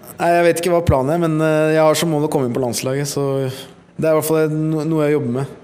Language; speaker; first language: Norwegian; early bilingual, other home language; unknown